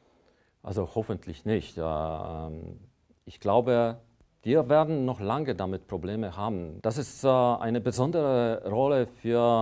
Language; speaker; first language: German; non-native, fluent; Polish